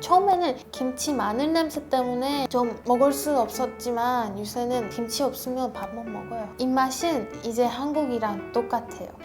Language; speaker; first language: Korean; non-native, fluent; Persian